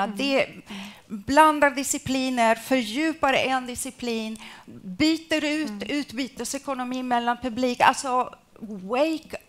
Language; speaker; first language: Swedish; non-native, fluent; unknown